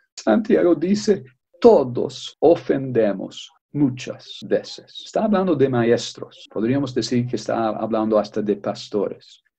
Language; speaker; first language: Spanish; native; Spanish